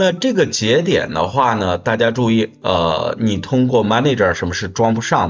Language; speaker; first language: Chinese; native; Chinese